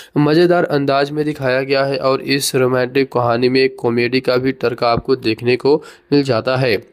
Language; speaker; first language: Hindi; native; Hindi